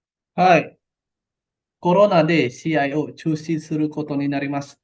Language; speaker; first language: Japanese; non-native, learner; Indonesian